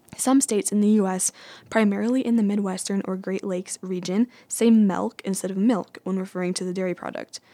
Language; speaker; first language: English; native; English